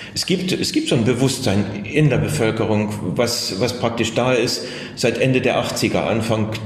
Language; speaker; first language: German; native; German